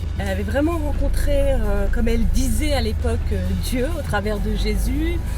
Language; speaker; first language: French; early bilingual, other home language; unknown